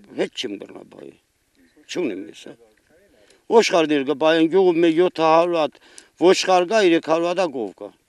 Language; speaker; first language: Armenian; native; Armenian